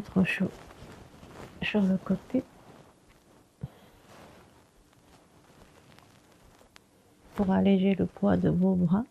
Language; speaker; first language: French; non-native, fluent; Japanese